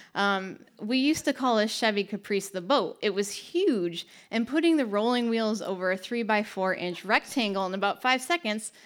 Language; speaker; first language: English; native; English